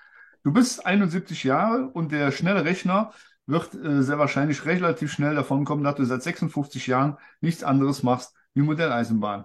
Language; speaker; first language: German; native; German